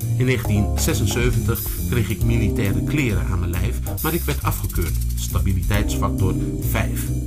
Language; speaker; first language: Dutch; early bilingual, other home language; Sranan Tongo